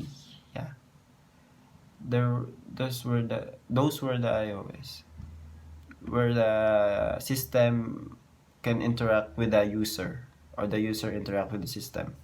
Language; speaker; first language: English; non-native, local second language; Filipino